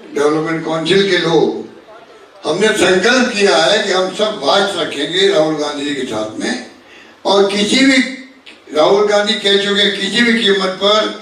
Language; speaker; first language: Hindi; native; Hindi